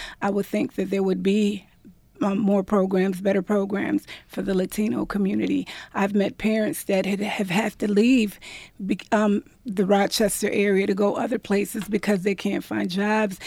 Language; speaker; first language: English; non-native, local second language; Spanish